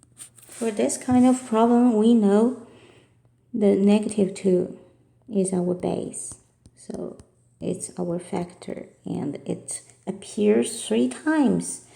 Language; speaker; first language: English; non-native, fluent; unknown